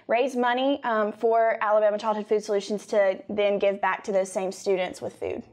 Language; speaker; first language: English; native; English